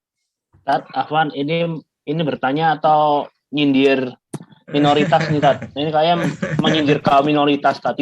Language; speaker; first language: Indonesian; native; Indonesian